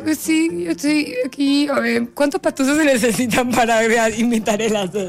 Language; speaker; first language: Spanish; native; Spanish